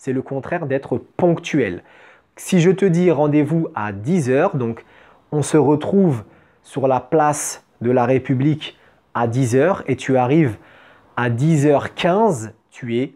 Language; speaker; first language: French; native; French